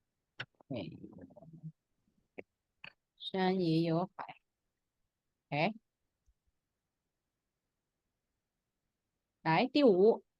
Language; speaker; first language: Chinese; non-native, fluent; Indonesian